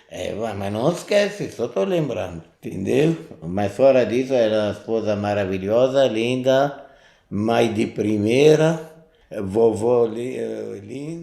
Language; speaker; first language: Portuguese; non-native, learner; Arabic